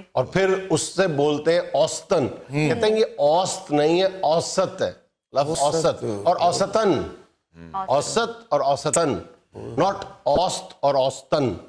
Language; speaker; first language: Urdu; non-native, local second language; Punjabi